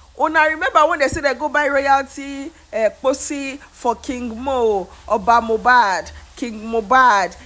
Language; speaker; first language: Nigerian Pidgin; non-native, local second language; Yoruba